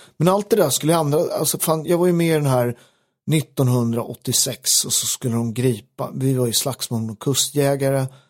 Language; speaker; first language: Swedish; native; Swedish